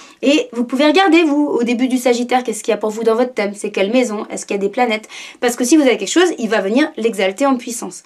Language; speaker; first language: French; native; French